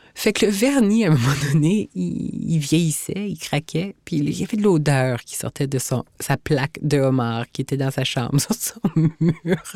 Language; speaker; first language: French; native; French